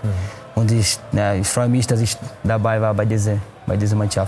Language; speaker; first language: German; non-native, fluent; Portuguese